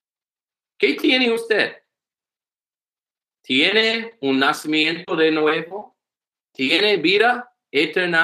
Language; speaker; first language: Spanish; non-native, learner; English